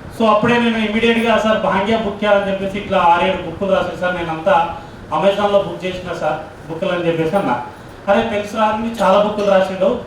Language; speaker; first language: Telugu; non-native, local second language; Lambadi